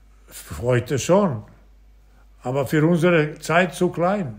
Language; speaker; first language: German; non-native, fluent; Serbian